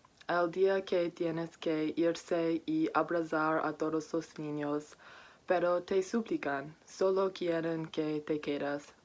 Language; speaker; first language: Spanish; non-native, learner; English